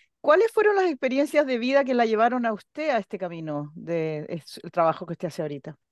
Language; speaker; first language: Spanish; native; Spanish